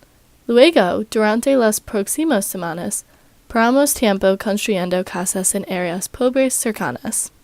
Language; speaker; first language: Spanish; non-native, learner; English